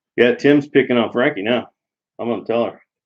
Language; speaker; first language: English; native; English